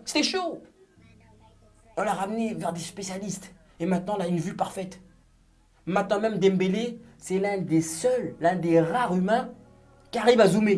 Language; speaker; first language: French; native; French